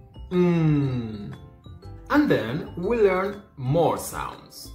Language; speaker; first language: English; non-native, fluent; Spanish